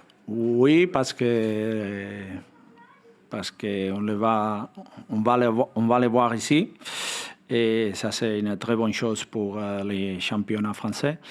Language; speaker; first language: French; non-native, fluent; Spanish